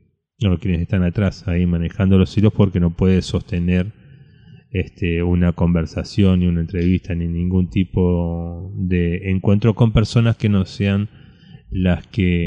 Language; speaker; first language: Spanish; native; Spanish